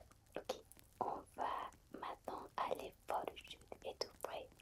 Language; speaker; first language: French; non-native, fluent; Spanish